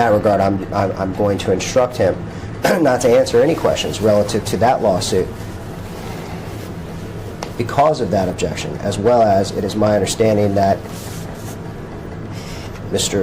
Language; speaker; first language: English; native; English